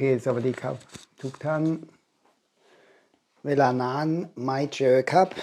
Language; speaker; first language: Thai; non-native, learner; German